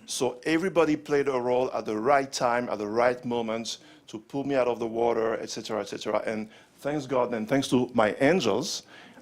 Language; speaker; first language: English; non-native, fluent; French